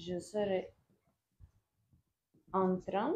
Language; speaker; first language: French; non-native, learner; Spanish